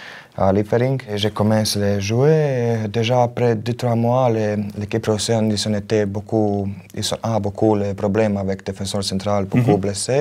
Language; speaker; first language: French; non-native, learner; Croatian